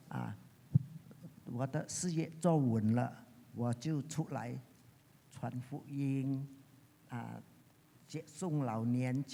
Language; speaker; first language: Chinese; early bilingual, heritage; Chinese